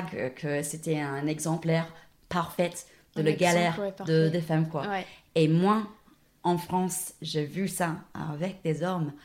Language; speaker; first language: French; non-native, fluent; English